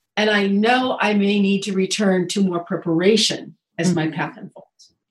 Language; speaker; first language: English; native; English